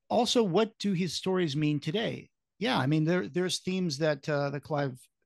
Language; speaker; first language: English; non-native, fluent; Portuguese